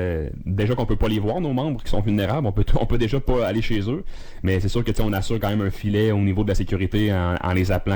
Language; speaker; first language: French; native; French